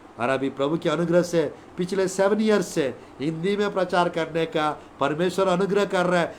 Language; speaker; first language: Hindi; non-native, local second language; Telugu